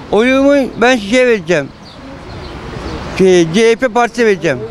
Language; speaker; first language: Turkish; non-native, learner; Somali